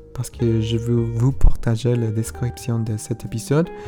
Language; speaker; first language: French; non-native, learner; Spanish